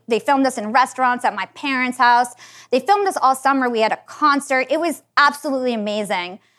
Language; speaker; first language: English; native; English